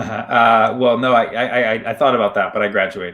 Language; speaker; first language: English; early bilingual, other home language; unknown